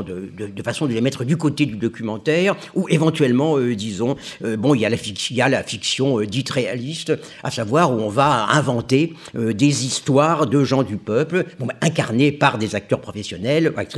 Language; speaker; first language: French; native; French